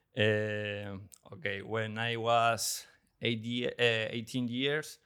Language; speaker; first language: English; non-native, learner; Spanish